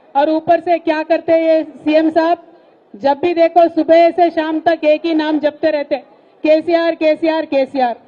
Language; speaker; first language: Hindi; non-native, local second language; Telugu